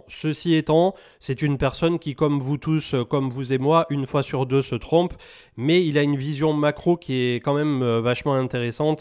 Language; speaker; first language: French; native; French